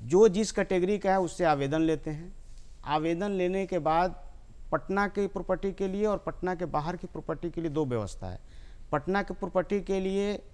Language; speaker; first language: Hindi; native; Hindi